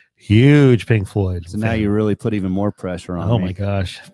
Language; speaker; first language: English; native; English